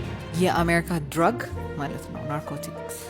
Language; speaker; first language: Amharic; native; Amharic